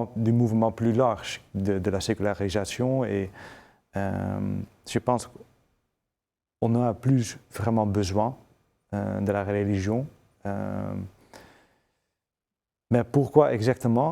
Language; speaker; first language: French; non-native, fluent; Dutch